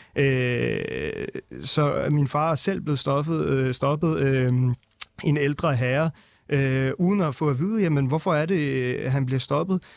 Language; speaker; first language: Danish; early bilingual, other home language; Punjabi